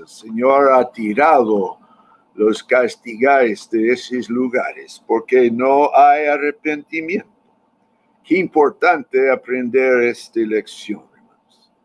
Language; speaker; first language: Spanish; non-native, fluent; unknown